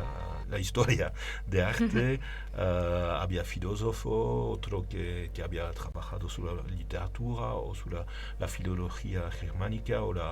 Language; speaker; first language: Spanish; non-native, learner; French